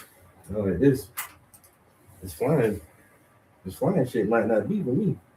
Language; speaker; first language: English; native; English